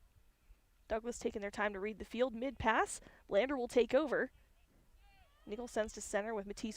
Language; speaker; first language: English; native; English